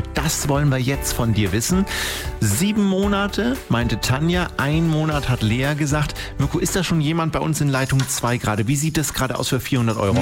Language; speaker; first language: German; native; German